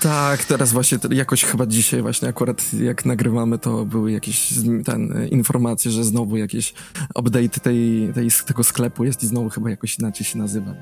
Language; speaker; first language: Polish; native; Polish